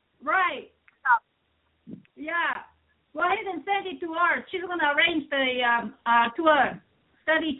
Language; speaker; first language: English; non-native, fluent; Japanese